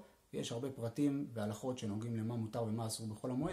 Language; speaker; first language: Hebrew; native; Hebrew